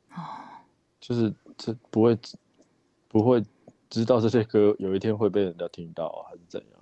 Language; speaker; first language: Chinese; non-native, local second language; Min Nan Chinese